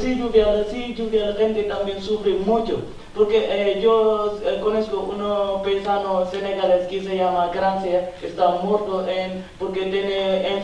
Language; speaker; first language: Spanish; non-native, learner; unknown